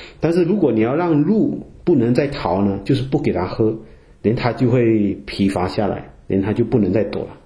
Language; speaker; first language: Chinese; native; Chinese